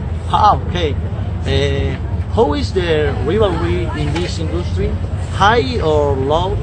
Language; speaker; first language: English; non-native, learner; Spanish